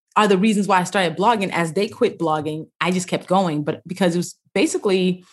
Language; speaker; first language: English; early bilingual, other home language; Yoruba